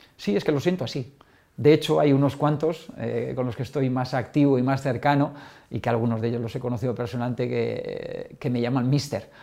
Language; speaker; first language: Spanish; native; Spanish